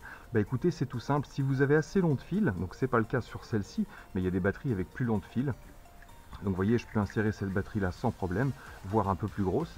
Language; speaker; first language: French; native; French